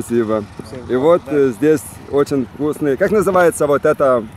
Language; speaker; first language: Russian; non-native, local second language; Lithuanian